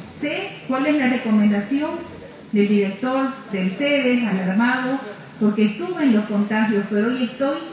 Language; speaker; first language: Spanish; native; Spanish